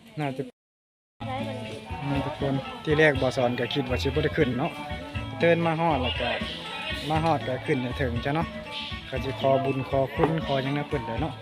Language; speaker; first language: Thai; non-native, local second language; Lao